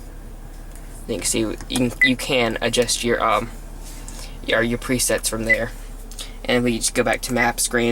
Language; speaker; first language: English; native; English